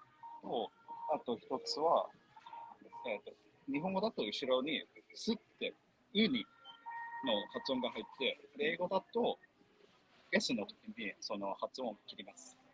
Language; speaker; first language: Japanese; non-native, fluent; English